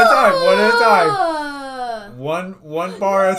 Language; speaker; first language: English; native; English